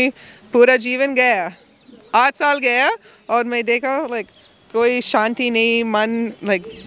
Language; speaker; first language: Hindi; non-native, learner; English